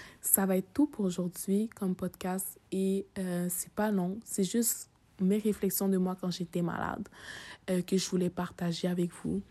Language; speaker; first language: French; early bilingual, other home language; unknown